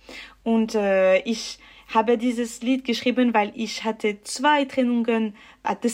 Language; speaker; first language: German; non-native, learner; French